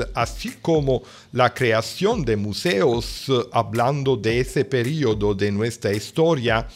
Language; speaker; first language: Spanish; non-native, learner; Italian